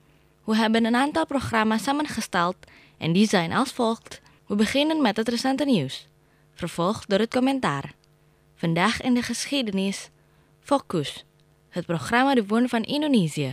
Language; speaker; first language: Dutch; non-native, fluent; Indonesian